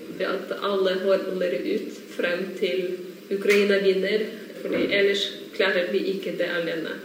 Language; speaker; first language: Norwegian; non-native, fluent; Ukrainian